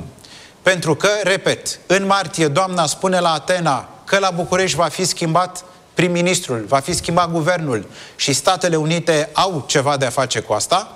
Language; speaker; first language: Romanian; native; Romanian